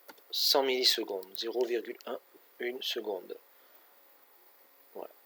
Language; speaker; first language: French; native; French